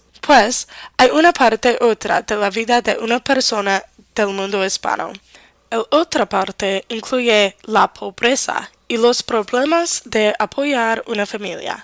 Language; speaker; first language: Spanish; non-native, learner; English